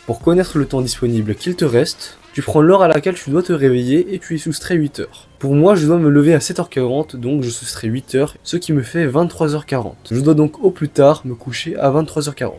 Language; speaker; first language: French; early bilingual, other home language; Chinese